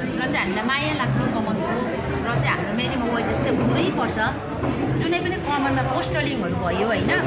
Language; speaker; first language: Nepali; native; Nepali